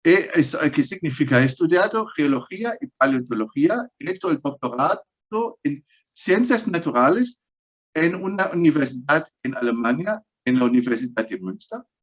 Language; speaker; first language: Spanish; non-native, fluent; German